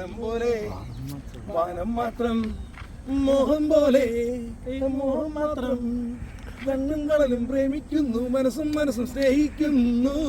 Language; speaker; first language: Malayalam; native; Malayalam